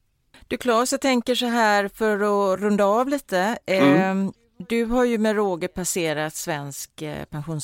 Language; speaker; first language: Swedish; native; Swedish